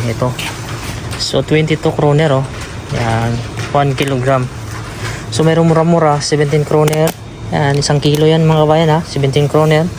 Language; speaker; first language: Filipino; native; Filipino